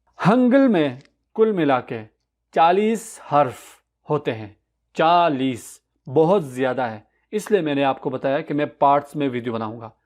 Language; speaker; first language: Urdu; non-native, local second language; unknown